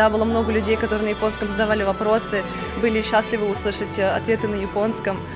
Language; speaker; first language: Russian; native; Russian